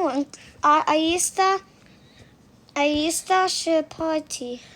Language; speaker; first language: Romanian; early bilingual, heritage; Romanian